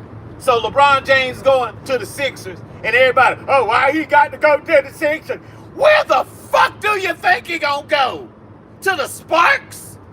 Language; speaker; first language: English; native; English